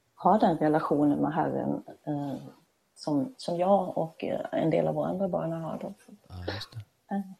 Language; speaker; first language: Swedish; native; Swedish